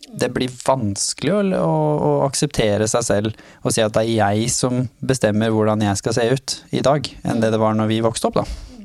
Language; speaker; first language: Norwegian; early bilingual, other home language; Somali